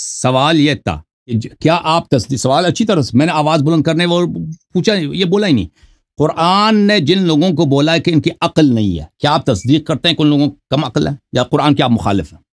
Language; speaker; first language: Urdu; non-native, fluent; Persian